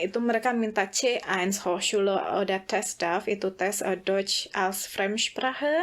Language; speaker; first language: German; non-native, learner; Indonesian